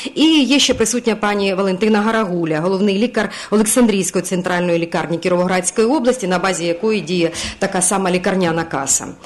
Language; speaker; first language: Ukrainian; native; Ukrainian